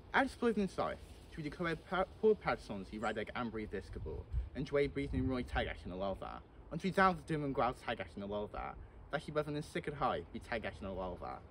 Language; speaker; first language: Welsh; non-native, local second language; English